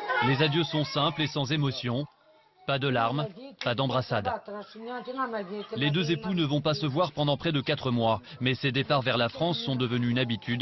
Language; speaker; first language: French; native; French